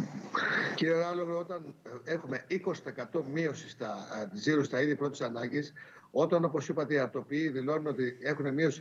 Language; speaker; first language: Greek; native; Greek